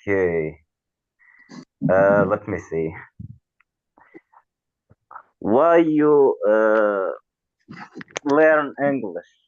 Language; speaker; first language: English; non-native, learner; Arabic